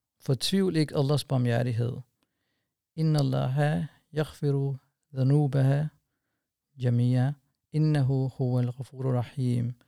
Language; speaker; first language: Danish; early bilingual, other home language; Urdu